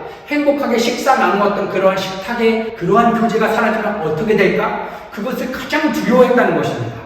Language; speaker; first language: Korean; native; Korean